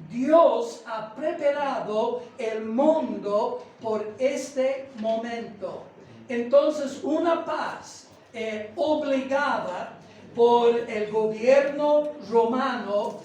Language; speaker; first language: Spanish; non-native, fluent; English